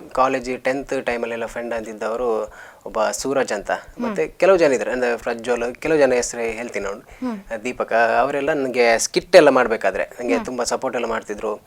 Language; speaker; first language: Kannada; non-native, local second language; Tulu